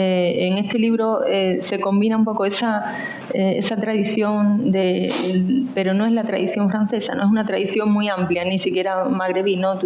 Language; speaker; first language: Spanish; native; Spanish